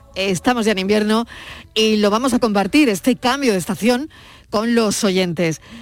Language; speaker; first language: Spanish; native; Spanish